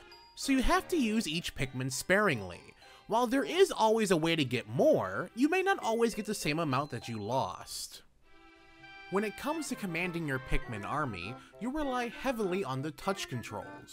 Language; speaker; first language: English; native; English